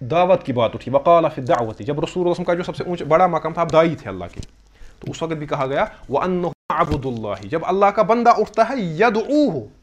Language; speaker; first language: Urdu; non-native, local second language; Kashmiri